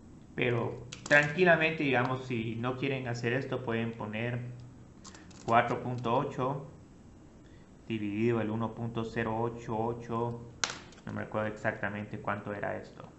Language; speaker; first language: Spanish; native; Spanish